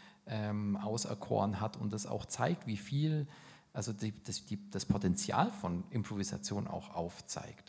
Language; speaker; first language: German; native; German